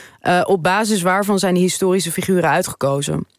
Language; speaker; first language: Dutch; native; Dutch